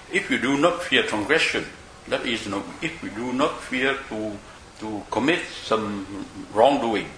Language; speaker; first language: English; non-native, fluent; Vietnamese